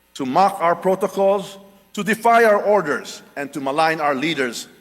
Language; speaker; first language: English; non-native, local second language; Filipino